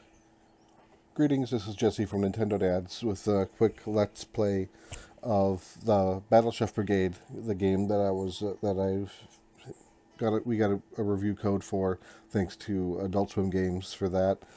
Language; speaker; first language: English; native; English